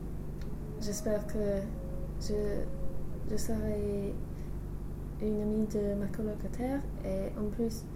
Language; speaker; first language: French; non-native, learner; English